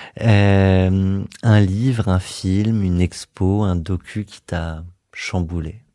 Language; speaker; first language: French; native; French